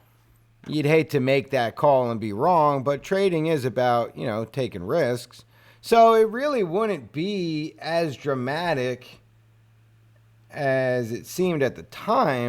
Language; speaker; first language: English; native; English